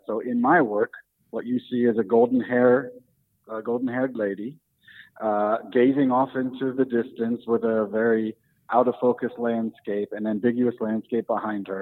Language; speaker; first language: English; native; English